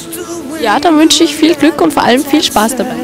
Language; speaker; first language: German; native; German